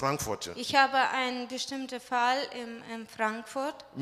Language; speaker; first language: German; non-native, fluent; Russian